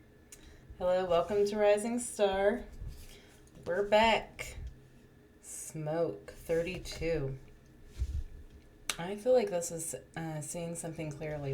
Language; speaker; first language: English; native; English